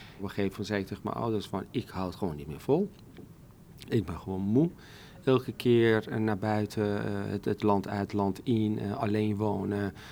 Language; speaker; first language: Dutch; non-native, fluent; Persian